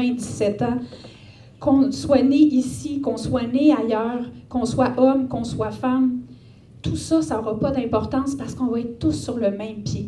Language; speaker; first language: French; native; French